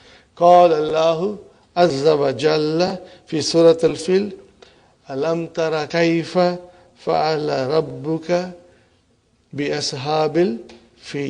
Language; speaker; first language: Arabic; non-native, fluent; Urdu